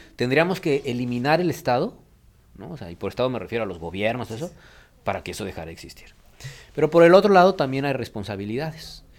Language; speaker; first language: Spanish; native; Spanish